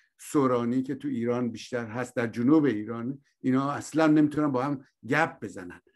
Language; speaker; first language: Persian; native; Persian